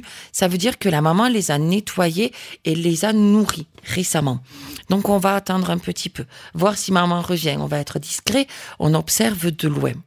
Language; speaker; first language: French; native; French